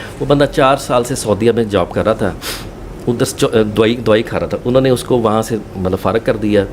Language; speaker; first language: Urdu; native; Urdu